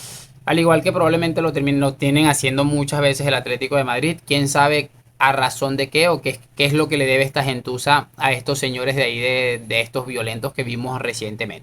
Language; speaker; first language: Spanish; native; Spanish